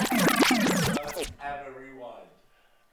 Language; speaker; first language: English; native; English